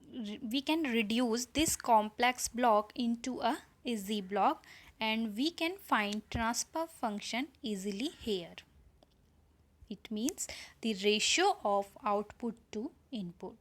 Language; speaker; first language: English; non-native, local second language; Hindi